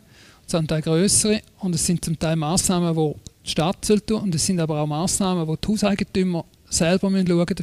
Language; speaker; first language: German; native; German